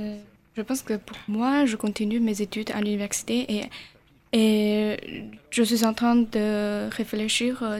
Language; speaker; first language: French; non-native, learner; Chinese